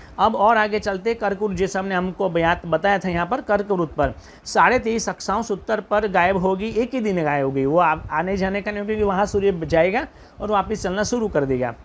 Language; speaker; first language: Hindi; non-native, local second language; Gujarati